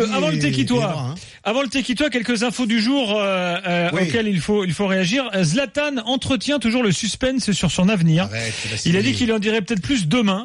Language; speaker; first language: French; native; French